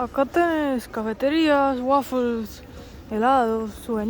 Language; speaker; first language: Spanish; non-native, fluent; Polish